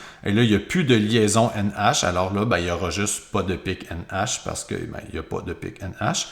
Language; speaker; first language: French; native; French